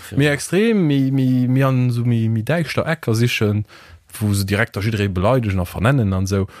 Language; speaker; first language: Luxembourgish; early bilingual, other home language; Portuguese